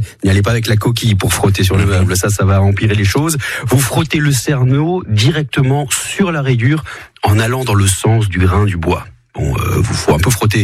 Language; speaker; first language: French; native; French